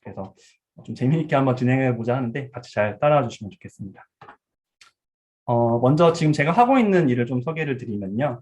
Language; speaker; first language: Korean; early bilingual, heritage; Korean